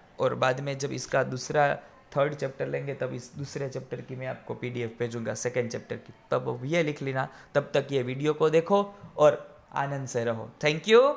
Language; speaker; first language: Hindi; non-native, local second language; Gujarati